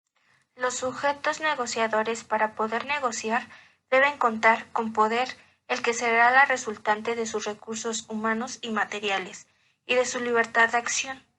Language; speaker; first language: Spanish; native; Spanish